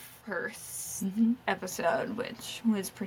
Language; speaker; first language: English; native; English